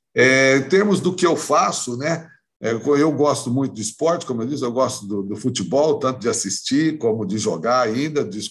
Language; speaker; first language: Portuguese; native; Portuguese